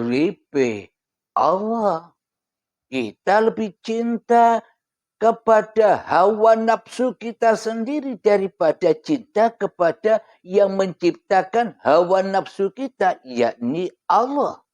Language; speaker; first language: Indonesian; non-native, local second language; Javanese